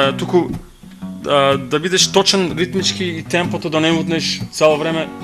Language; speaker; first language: Macedonian; non-native, local second language; Turkish